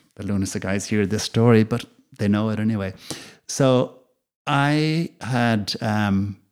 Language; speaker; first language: English; native; English